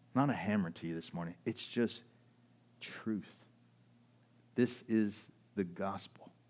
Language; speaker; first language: English; early bilingual, other home language; German